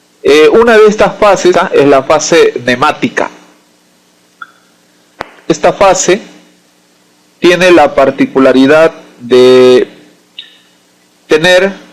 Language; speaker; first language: Spanish; native; Spanish